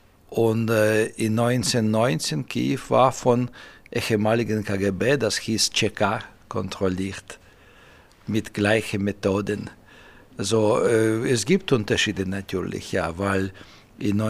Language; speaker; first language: German; non-native, fluent; Russian